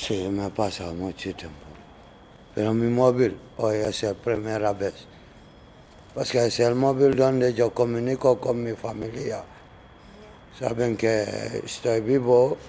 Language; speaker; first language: Spanish; non-native, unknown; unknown